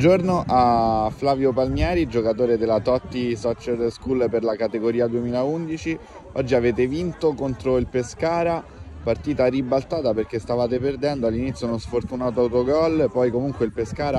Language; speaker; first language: Italian; native; Italian